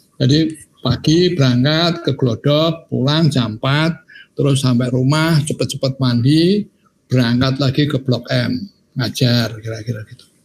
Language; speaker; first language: Indonesian; non-native, local second language; Javanese